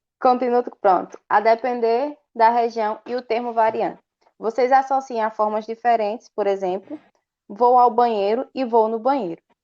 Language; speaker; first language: Portuguese; native; Portuguese